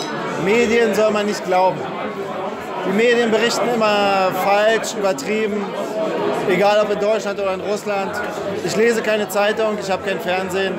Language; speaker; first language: German; native; German